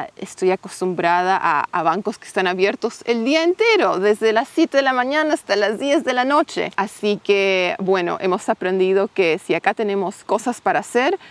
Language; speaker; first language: Spanish; non-native, fluent; English